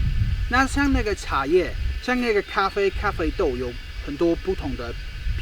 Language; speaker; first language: Chinese; non-native, fluent; English